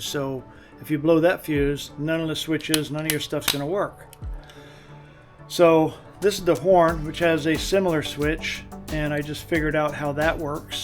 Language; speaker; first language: English; native; English